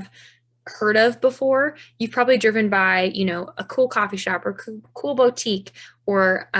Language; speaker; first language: English; native; English